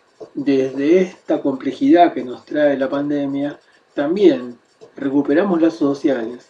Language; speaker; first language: Spanish; native; Spanish